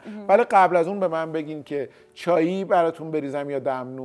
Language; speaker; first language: Persian; native; Persian